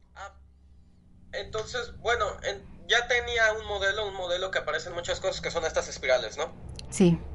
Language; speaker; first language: Spanish; native; Spanish